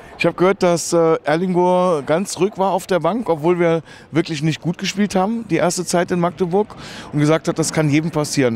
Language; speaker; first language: German; native; German